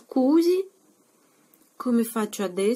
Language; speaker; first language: Italian; non-native, fluent; Russian